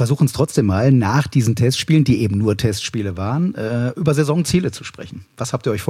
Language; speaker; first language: German; native; German